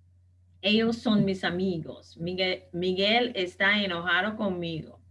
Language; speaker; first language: Spanish; non-native, fluent; English